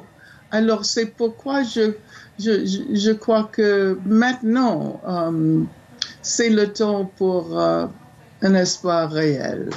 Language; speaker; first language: French; non-native, fluent; English